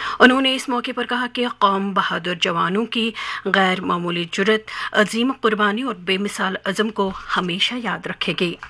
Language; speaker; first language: Urdu; non-native, local second language; Kashmiri